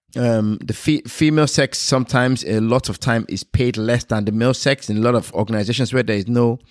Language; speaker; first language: English; non-native, local second language; Yoruba